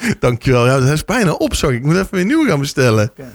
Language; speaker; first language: Dutch; native; Dutch